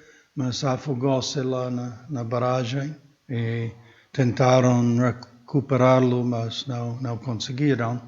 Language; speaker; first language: Portuguese; non-native, fluent; English